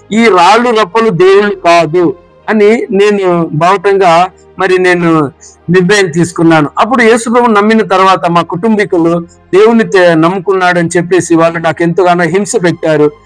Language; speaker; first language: Telugu; non-native, local second language; Lambadi